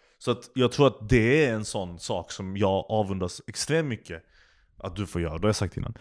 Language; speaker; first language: Swedish; early bilingual, other home language; Turkish